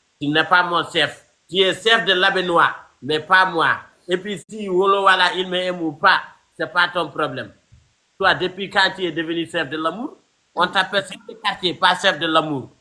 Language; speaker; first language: French; non-native, local second language; Fula